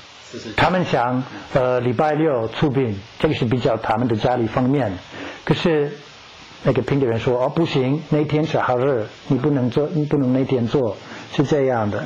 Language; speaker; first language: Chinese; non-native, learner; English